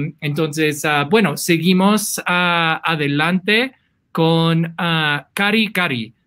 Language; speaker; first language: Spanish; non-native, fluent; English